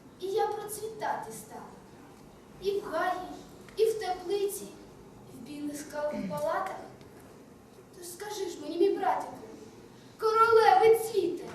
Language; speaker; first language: Ukrainian; native; Ukrainian